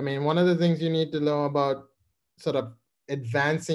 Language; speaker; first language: English; non-native, local second language; Sinhala